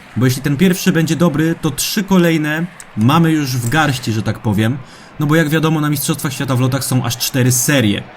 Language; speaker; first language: Polish; native; Polish